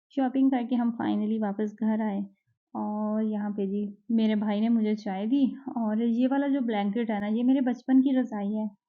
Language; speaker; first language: Urdu; native; Urdu